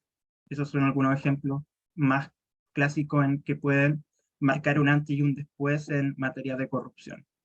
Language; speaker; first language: Spanish; native; Spanish